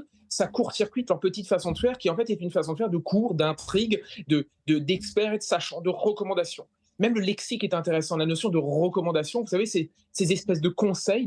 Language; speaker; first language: French; native; French